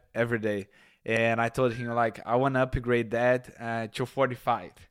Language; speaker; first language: English; non-native, fluent; Portuguese